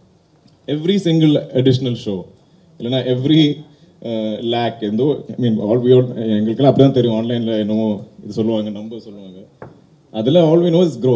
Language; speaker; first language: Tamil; non-native, fluent; Malayalam